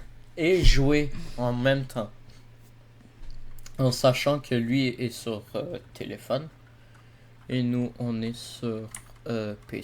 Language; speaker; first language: French; native; French